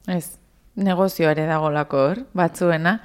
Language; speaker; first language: Basque; native; Basque